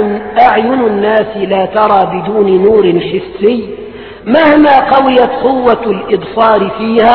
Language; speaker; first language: Arabic; native; Arabic